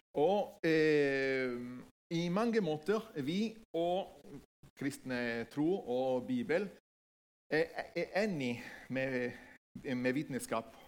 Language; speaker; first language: Norwegian; non-native, fluent; Spanish